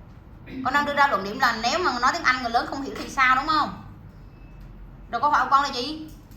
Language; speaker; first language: Vietnamese; native; Vietnamese